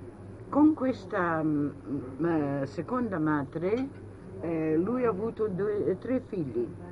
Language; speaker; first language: Italian; early bilingual, heritage; Italian